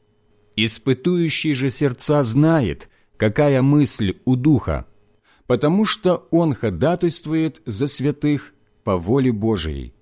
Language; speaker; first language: Russian; native; Russian